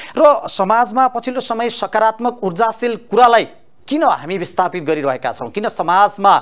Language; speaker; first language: Nepali; native; Nepali